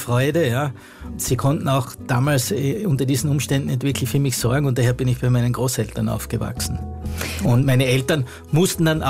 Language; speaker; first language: German; native; German